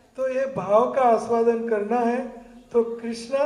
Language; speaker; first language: Hindi; non-native, fluent; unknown